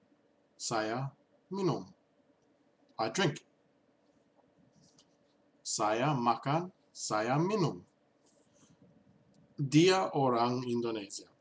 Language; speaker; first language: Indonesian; non-native, learner; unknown